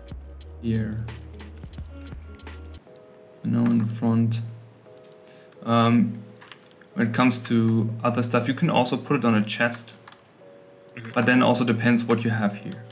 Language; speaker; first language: English; non-native, fluent; German